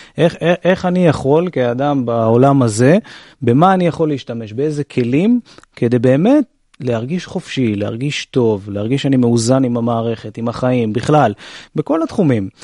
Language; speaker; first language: Hebrew; native; Hebrew